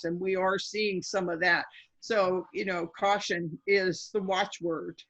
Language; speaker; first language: English; native; English